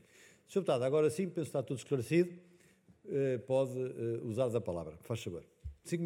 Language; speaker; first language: Portuguese; native; Portuguese